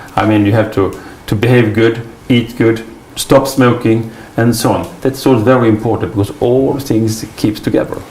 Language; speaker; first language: English; non-native, fluent; Swedish